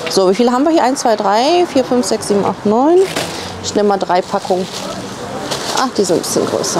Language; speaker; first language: German; native; German